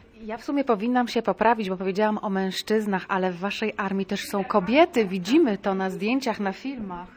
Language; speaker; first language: Polish; native; Polish